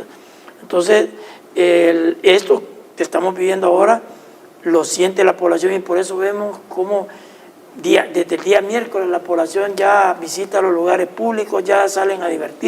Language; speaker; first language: Spanish; native; Spanish